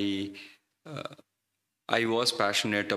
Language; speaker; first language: English; non-native, local second language; Malayalam